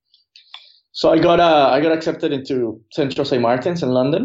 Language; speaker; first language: English; non-native, fluent; Spanish